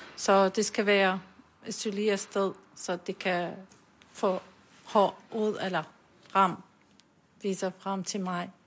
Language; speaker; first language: Danish; non-native, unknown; Arabic